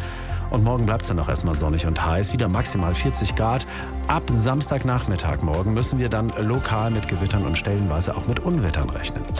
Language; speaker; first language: German; native; German